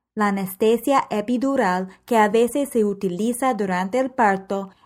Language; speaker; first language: Spanish; non-native, fluent; English